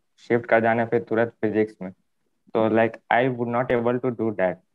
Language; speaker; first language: English; non-native, local second language; Hindi